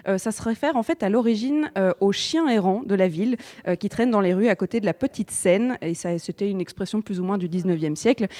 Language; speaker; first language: French; native; French